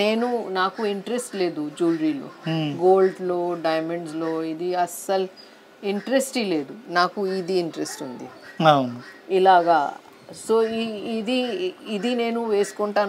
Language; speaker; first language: Telugu; non-native, learner; Hindi